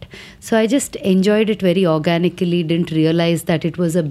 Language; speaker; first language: English; non-native, local second language; Telugu